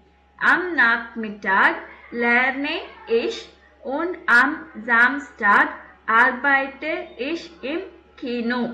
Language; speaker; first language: German; non-native, fluent; Tamil